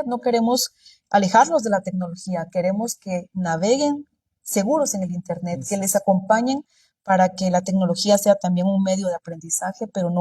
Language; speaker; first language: Spanish; native; Spanish